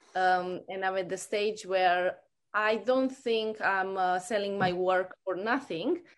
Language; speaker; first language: English; non-native, fluent; Romanian